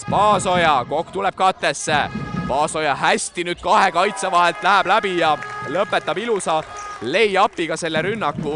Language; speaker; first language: Estonian; native; Estonian